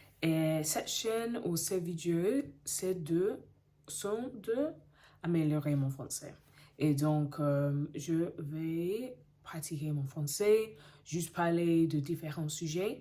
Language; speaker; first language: French; non-native, learner; English